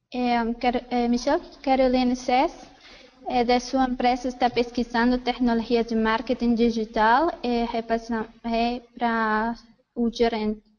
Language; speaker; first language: Portuguese; non-native, fluent; Spanish